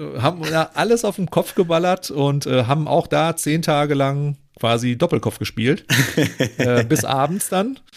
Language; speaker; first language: German; early bilingual, other home language; Turkish